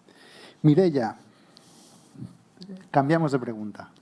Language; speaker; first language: Spanish; native; Spanish